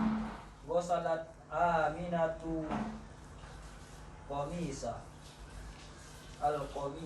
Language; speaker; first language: Arabic; non-native, learner; Indonesian